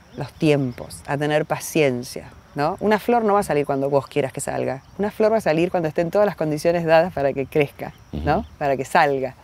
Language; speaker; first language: Spanish; native; Spanish